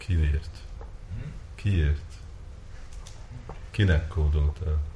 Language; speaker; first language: Hungarian; early bilingual, heritage; Hungarian